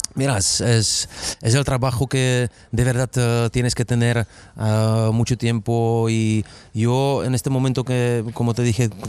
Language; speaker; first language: Spanish; non-native, fluent; Czech